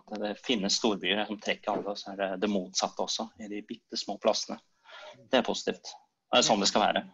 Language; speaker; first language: Norwegian; native; Norwegian